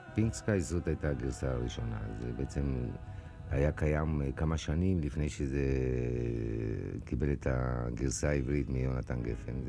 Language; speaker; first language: Hebrew; non-native, fluent; Spanish